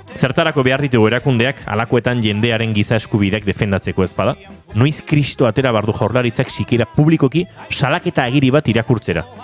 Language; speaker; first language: Basque; native; Basque